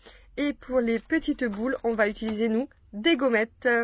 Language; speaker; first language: French; native; French